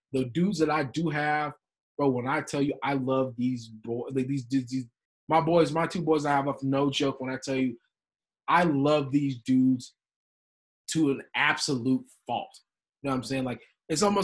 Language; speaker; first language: English; native; English